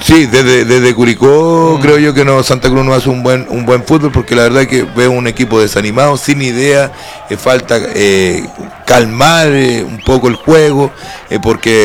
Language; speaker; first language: Spanish; native; Spanish